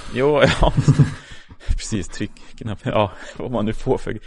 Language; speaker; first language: Swedish; native; Swedish